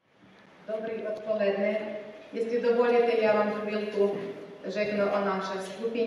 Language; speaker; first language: Czech; non-native, learner; Ukrainian